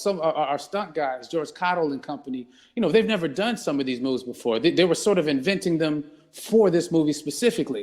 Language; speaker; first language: English; native; English